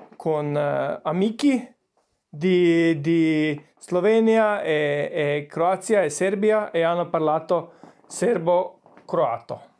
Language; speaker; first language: Italian; non-native, learner; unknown